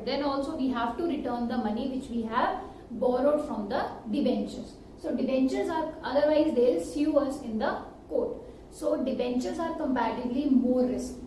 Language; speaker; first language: English; non-native, local second language; Hindi